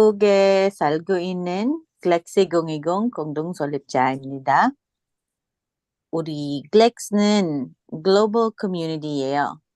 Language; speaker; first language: Korean; non-native, learner; English